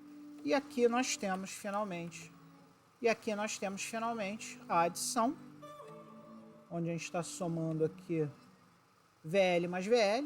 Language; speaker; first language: Portuguese; native; Portuguese